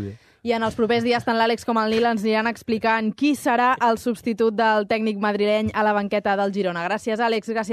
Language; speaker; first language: Catalan; native; Catalan